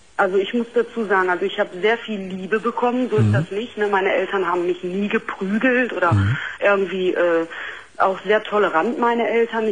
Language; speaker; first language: German; early bilingual, other home language; Arabic